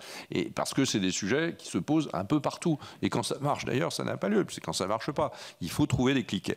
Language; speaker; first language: French; native; French